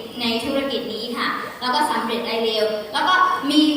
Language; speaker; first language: Thai; non-native, fluent; Burmese